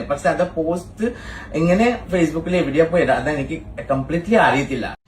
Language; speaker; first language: Malayalam; non-native, learner; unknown